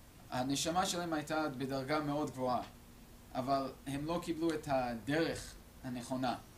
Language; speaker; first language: Hebrew; non-native, fluent; English